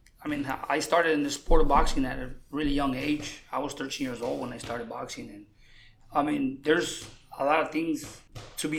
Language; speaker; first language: English; early bilingual, other home language; Spanish